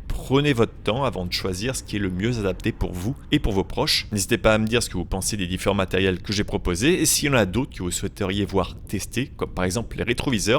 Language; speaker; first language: French; native; French